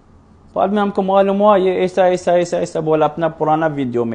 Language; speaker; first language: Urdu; non-native, learner; Arabic